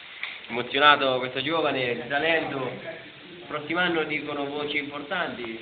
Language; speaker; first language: Italian; native; Italian